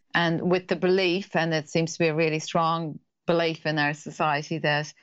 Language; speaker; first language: English; native; English